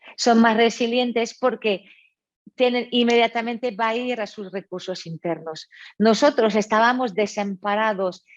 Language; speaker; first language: Spanish; non-native, fluent; French